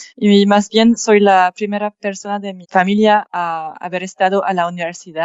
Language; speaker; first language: Spanish; non-native, fluent; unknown